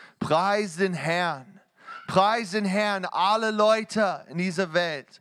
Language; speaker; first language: German; non-native, fluent; English